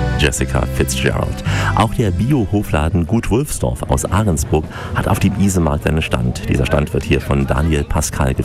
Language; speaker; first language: German; native; German